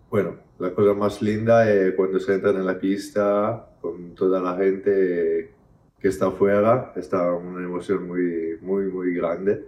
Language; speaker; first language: Spanish; non-native, fluent; Italian